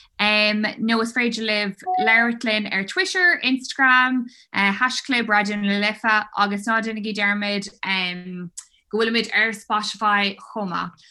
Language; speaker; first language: Irish; non-native, local second language; English